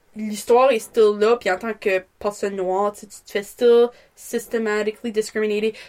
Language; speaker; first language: French; native; French